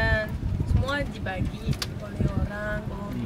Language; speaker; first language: Indonesian; non-native, learner; French